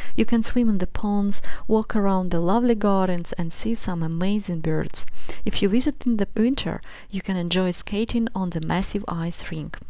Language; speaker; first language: English; non-native, fluent; Russian